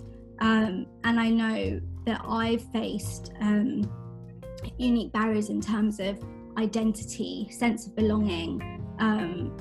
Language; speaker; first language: English; native; English